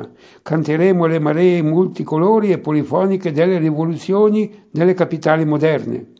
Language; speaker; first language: Italian; native; Italian